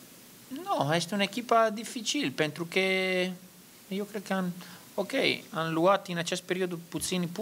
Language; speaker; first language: Romanian; non-native, learner; Italian